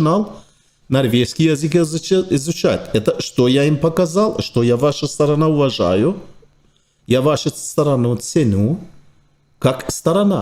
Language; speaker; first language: Russian; non-native, fluent; Turkish